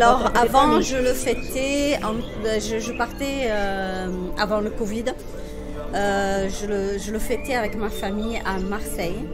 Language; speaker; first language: French; non-native, local second language; Arabic